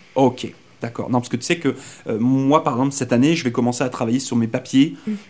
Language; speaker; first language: French; native; French